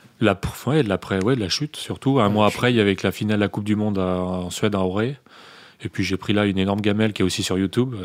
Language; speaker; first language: French; native; French